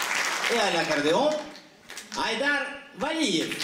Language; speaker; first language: French; non-native, fluent; Russian